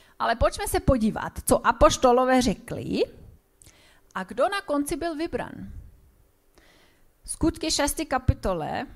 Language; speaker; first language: Czech; non-native, fluent; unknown